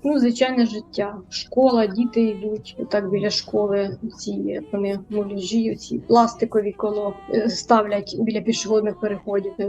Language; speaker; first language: Ukrainian; native; Ukrainian